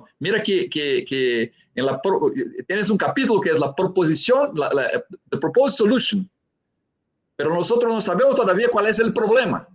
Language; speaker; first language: Spanish; non-native, fluent; Portuguese